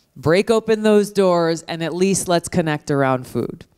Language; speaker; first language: English; native; English